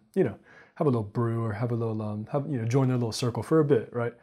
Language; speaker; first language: English; native; English